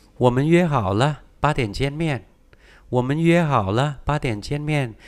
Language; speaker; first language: Chinese; non-native, fluent; Vietnamese